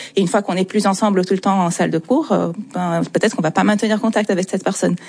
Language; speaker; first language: French; non-native, local second language; Portuguese